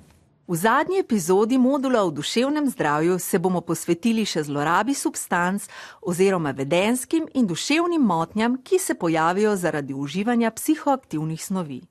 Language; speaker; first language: Slovenian; native; Slovenian